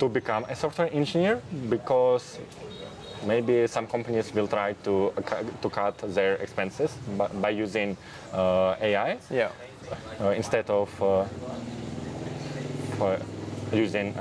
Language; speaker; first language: English; non-native, fluent; Russian